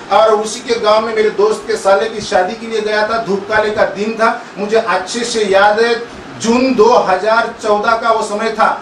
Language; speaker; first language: Hindi; non-native, local second language; Marathi